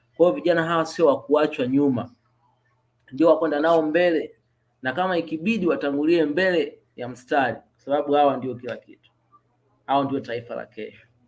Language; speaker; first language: Swahili; native; Swahili